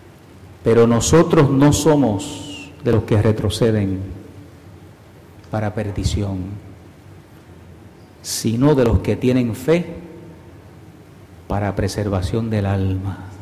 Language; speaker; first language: Spanish; native; Spanish